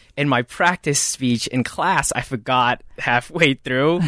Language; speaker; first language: English; non-native, fluent; Khmer